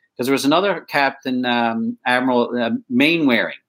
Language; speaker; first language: English; native; English